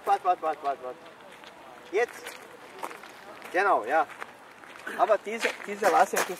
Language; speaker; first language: German; non-native, learner; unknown